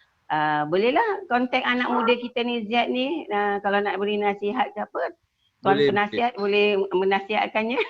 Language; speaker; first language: Malay; native; Malay